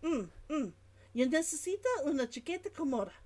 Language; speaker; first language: Spanish; non-native, learner; English